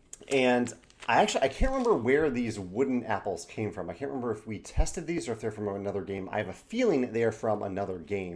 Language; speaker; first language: English; native; English